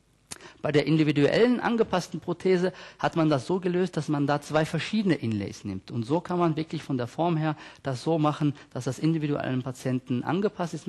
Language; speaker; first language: German; native; German